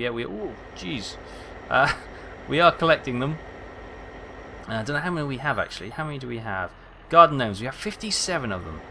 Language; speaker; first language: English; native; English